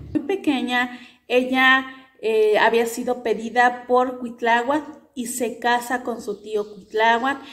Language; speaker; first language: Spanish; native; Spanish